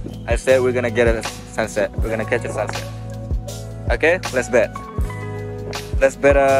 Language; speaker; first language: English; non-native, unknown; Indonesian